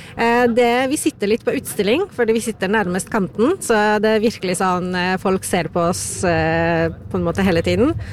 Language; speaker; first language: Norwegian; non-native, fluent; Polish